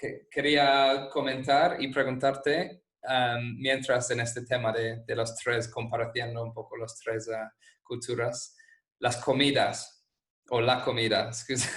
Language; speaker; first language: Spanish; non-native, fluent; English